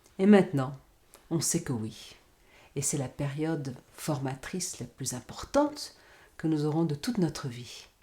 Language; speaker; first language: French; non-native, fluent; Portuguese